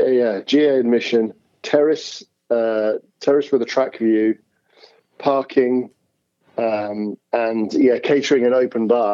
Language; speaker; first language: English; native; English